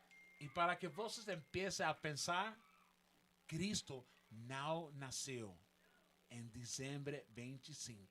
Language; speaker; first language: Portuguese; non-native, learner; Spanish